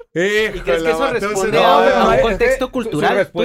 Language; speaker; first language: Spanish; native; Spanish